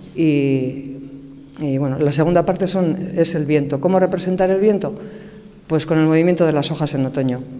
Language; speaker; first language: Spanish; native; Spanish